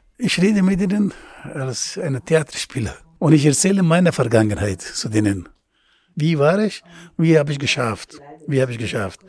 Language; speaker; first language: German; non-native, learner; Persian